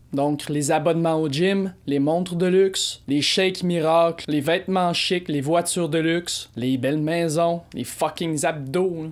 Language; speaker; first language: French; native; French